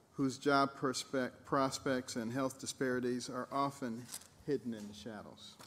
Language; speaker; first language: English; native; English